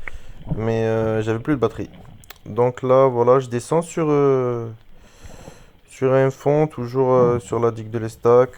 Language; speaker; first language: French; native; French